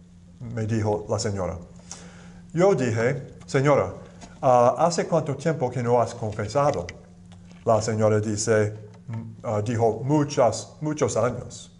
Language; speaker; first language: Spanish; non-native, fluent; English